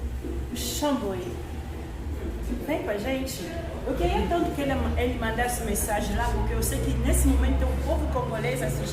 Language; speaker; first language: Portuguese; non-native, fluent; Lingala